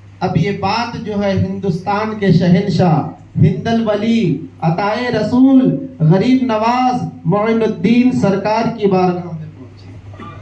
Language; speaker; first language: Urdu; native; Urdu